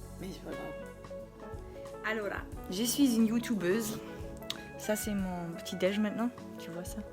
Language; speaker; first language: French; non-native, fluent; German